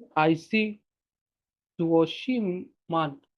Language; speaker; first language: Chinese; non-native, learner; Bangla